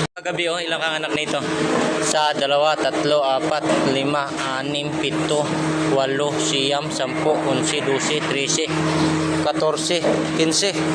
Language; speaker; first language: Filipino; non-native, local second language; Cebuano